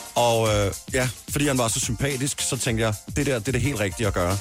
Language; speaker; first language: Danish; native; Danish